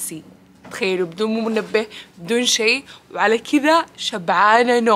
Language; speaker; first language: Arabic; native; Arabic